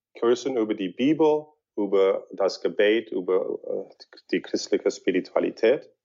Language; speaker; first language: German; non-native, fluent; English